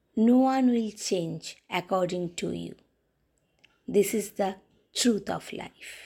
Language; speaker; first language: English; non-native, local second language; Bangla